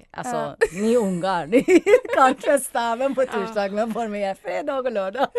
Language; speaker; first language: Swedish; non-native, fluent; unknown